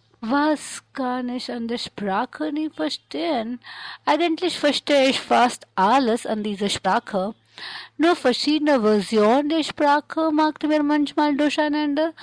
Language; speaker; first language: German; non-native, learner; Hindi